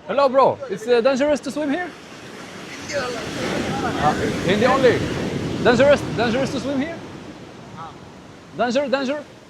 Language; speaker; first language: English; non-native, learner; French